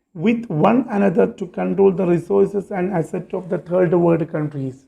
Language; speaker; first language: English; non-native, local second language; Malayalam